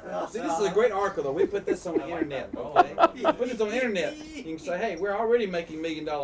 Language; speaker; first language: English; native; English